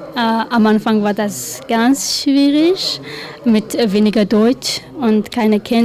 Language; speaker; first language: German; non-native, learner; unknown